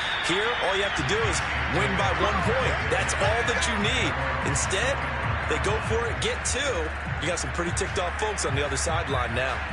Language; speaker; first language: English; native; English